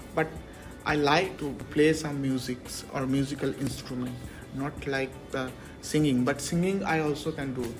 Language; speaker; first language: English; non-native, local second language; Bangla